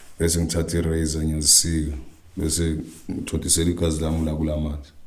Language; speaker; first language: Zulu; non-native, local second language; Northern Sotho